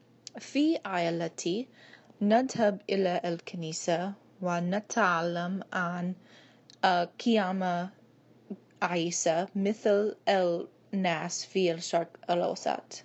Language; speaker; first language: Arabic; non-native, learner; English